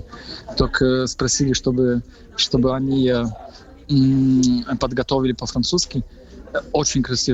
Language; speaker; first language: Russian; non-native, fluent; Polish